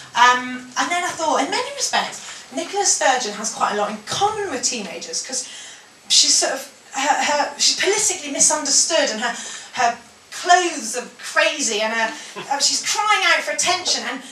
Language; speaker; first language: English; native; English